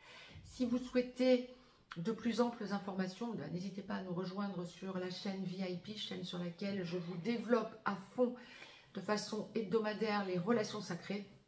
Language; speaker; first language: French; native; French